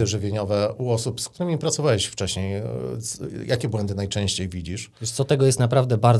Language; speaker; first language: Polish; native; Polish